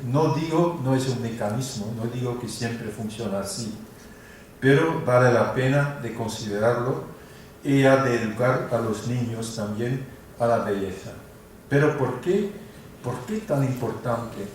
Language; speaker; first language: Spanish; non-native, fluent; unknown